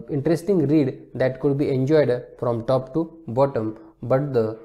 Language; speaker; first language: English; non-native, local second language; Marathi